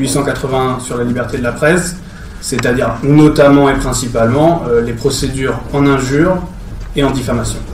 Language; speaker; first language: French; native; French